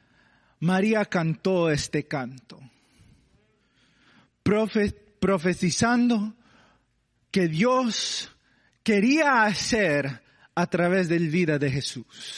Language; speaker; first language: Spanish; non-native, learner; English